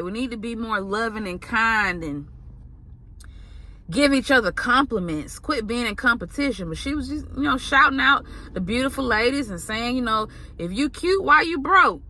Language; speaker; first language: English; native; English